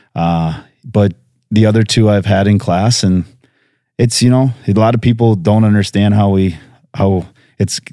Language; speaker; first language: English; native; English